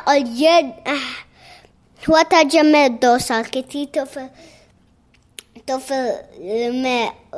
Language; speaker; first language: Hindi; early bilingual, heritage; Hindi